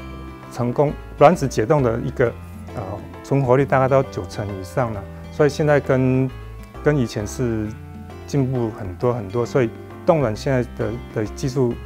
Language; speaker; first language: Chinese; native; Chinese